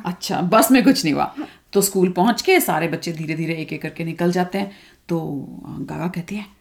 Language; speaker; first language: Hindi; native; Hindi